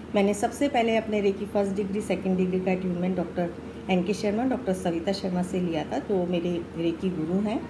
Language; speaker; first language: Hindi; native; Hindi